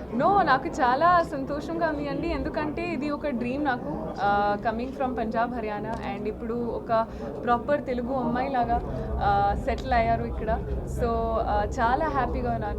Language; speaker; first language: Telugu; non-native, learner; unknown